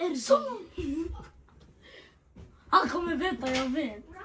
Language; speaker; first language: Swedish; early bilingual, other home language; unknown